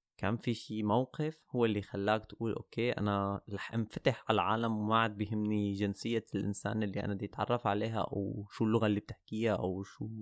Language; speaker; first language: Arabic; native; Arabic